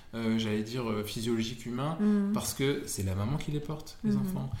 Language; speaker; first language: French; native; French